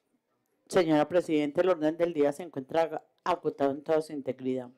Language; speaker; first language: Spanish; native; Spanish